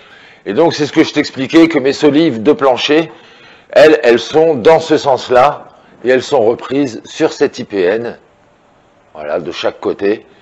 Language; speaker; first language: French; native; French